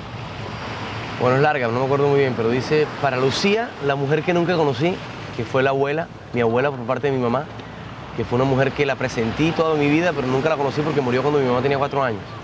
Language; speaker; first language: Spanish; native; Spanish